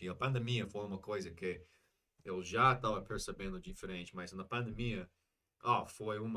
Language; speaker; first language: Portuguese; non-native, fluent; English